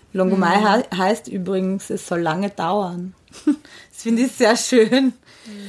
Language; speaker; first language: German; native; German